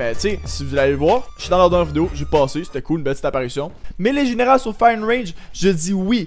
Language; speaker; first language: French; native; French